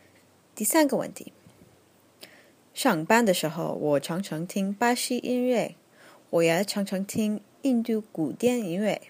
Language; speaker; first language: Chinese; non-native, learner; English